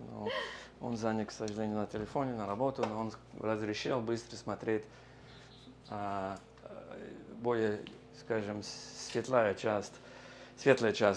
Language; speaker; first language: Russian; non-native, learner; English